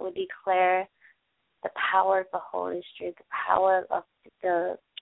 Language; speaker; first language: English; non-native, fluent; Vietnamese